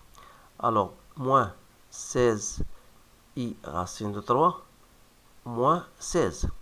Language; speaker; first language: French; non-native, local second language; Arabic